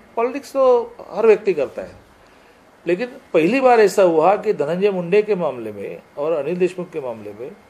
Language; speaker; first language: Hindi; non-native, local second language; Marathi